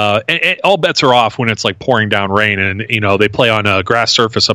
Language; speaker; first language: English; native; English